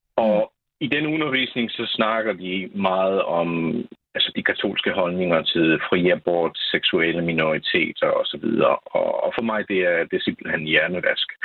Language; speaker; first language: Danish; non-native, fluent; Polish